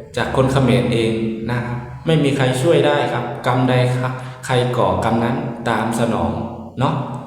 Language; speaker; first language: Thai; native; Thai